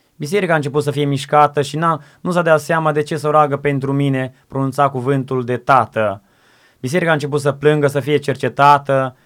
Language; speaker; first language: Romanian; native; Romanian